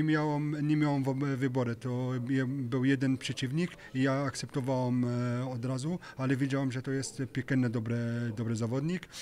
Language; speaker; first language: Polish; non-native, learner; French